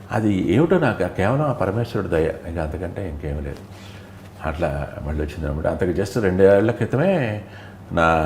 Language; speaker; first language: Telugu; native; Telugu